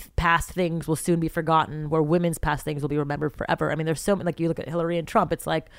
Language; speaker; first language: English; native; English